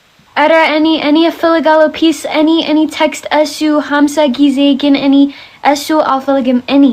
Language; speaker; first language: Amharic; early bilingual, heritage; English